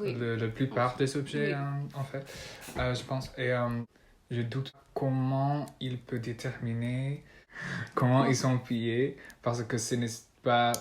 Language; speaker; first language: French; non-native, learner; Dutch